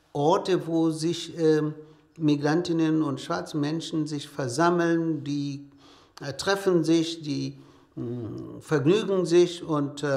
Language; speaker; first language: German; non-native, fluent; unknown